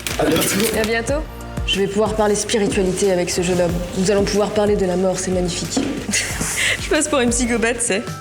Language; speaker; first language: French; native; French